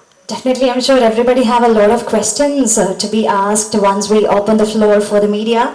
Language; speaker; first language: English; non-native, local second language; Malayalam